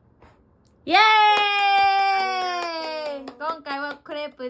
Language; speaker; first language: Japanese; non-native, learner; Filipino